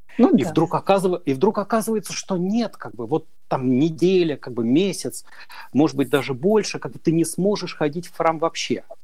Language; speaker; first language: Russian; native; Russian